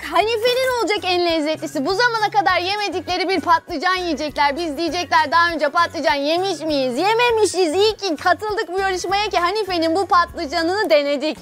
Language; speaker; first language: Turkish; native; Turkish